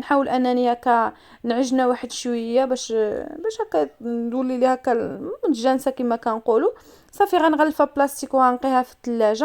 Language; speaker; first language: Arabic; native; Arabic